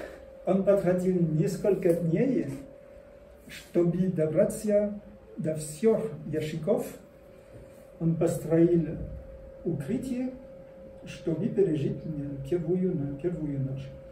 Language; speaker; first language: Russian; non-native, learner; French